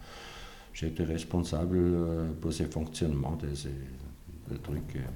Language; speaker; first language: French; non-native, fluent; German